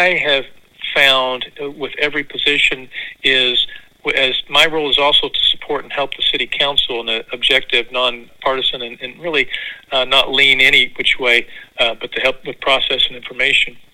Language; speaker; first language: English; native; English